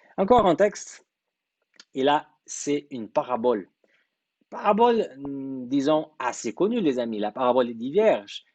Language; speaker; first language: French; non-native, fluent; Portuguese